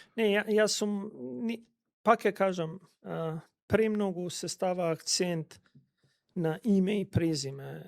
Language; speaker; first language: Macedonian; non-native, local second language; Albanian